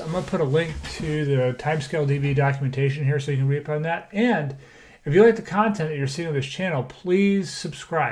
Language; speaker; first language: English; native; English